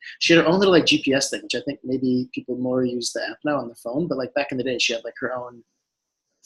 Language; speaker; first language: English; native; English